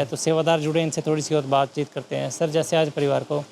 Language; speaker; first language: Hindi; native; Hindi